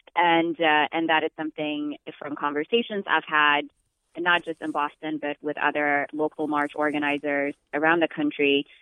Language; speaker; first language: English; non-native, fluent; Amharic